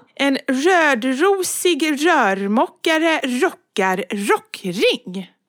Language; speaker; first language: Swedish; native; Swedish